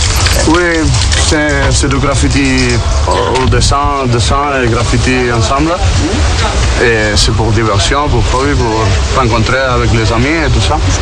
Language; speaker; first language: French; non-native, fluent; Portuguese